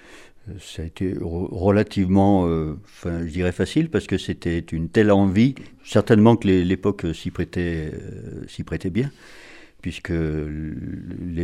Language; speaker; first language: French; native; French